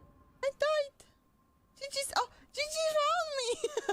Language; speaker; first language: English; non-native, fluent; Italian